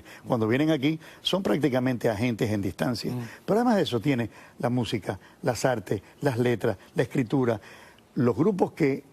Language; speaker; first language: Spanish; native; Spanish